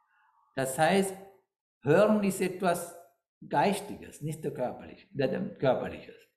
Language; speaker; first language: German; non-native, fluent; Sinhala